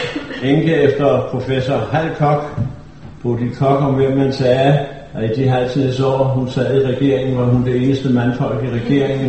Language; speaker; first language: Danish; native; Danish